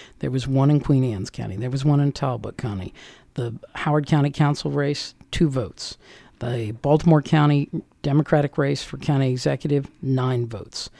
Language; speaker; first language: English; native; English